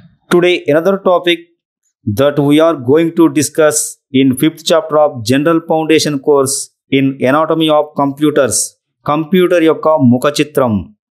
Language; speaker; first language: English; non-native, local second language; Telugu